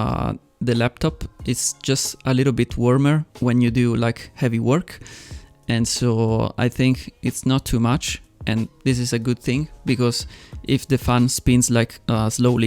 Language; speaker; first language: English; non-native, fluent; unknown